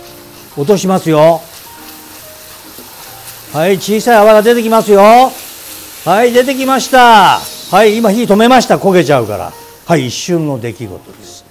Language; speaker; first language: Japanese; native; Japanese